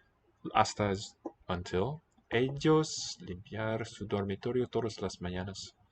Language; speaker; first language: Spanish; non-native, learner; English